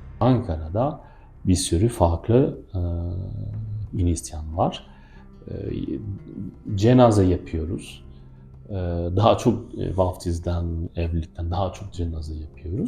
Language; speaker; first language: Turkish; non-native, fluent; French